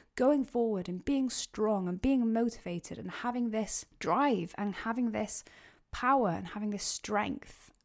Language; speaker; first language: English; native; English